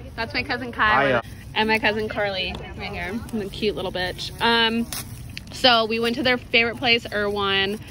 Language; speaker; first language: English; native; English